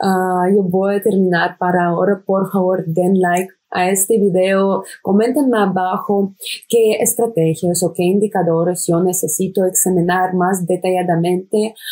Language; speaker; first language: Spanish; non-native, fluent; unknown